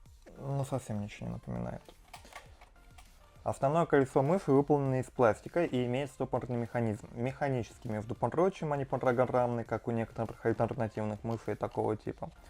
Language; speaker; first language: Russian; native; Russian